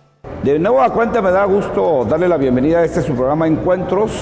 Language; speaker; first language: Spanish; native; Spanish